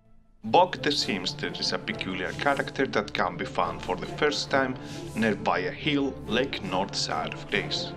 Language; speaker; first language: English; non-native, fluent; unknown